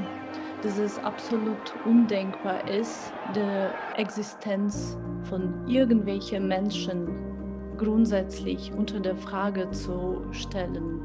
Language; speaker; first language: German; non-native, fluent; Georgian